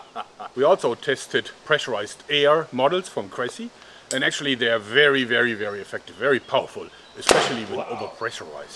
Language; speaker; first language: English; non-native, fluent; German